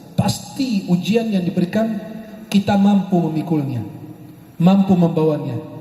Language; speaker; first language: Indonesian; non-native, fluent; Arabic